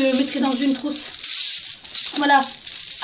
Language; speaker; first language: French; native; French